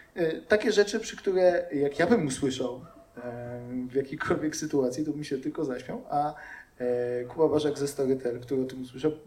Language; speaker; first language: Polish; native; Polish